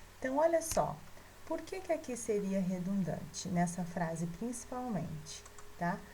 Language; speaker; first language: Portuguese; native; Portuguese